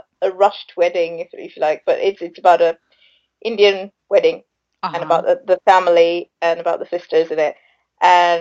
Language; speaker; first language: English; non-native, local second language; Sinhala